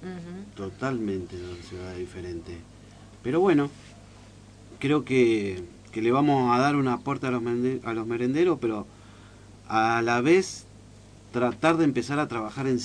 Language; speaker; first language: Spanish; native; Spanish